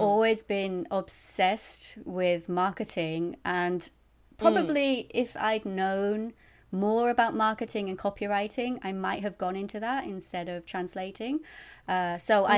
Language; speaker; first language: English; native; English